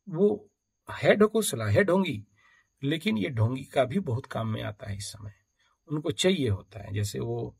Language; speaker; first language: Hindi; native; Hindi